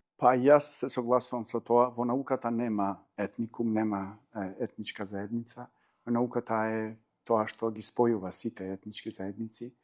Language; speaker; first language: Macedonian; non-native, local second language; Albanian